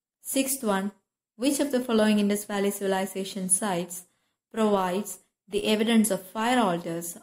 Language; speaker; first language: English; non-native, local second language; Malayalam